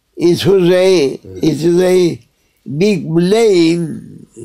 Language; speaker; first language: English; non-native, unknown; Turkish